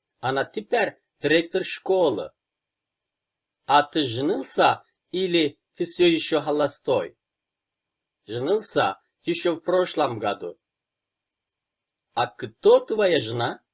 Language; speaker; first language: Russian; non-native, fluent; Turkish